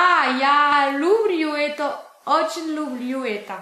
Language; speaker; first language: Russian; non-native, learner; French